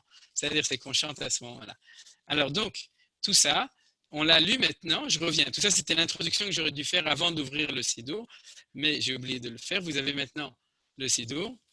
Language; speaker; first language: French; native; French